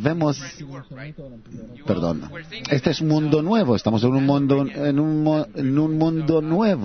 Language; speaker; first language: Spanish; non-native, learner; Hebrew